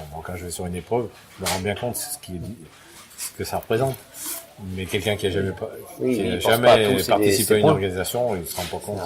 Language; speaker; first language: French; native; French